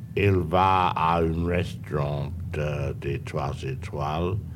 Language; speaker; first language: French; non-native, learner; English